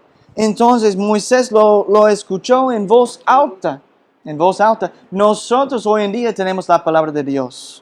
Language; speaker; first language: Spanish; non-native, fluent; English